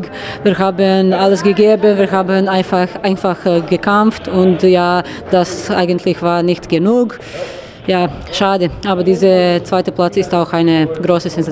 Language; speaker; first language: German; non-native, learner; Serbian